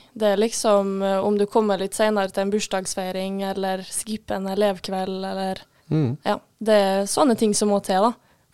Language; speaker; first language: Norwegian; native; Norwegian